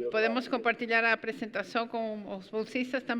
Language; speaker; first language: Portuguese; non-native, fluent; Spanish